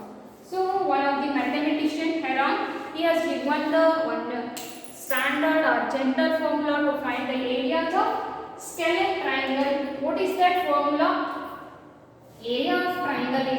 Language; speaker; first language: English; non-native, local second language; Kannada